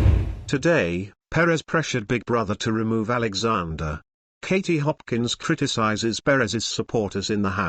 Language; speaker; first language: English; native; English